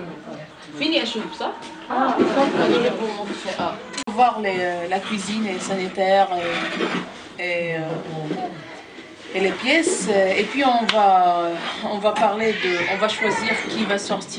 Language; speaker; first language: French; non-native, local second language; Arabic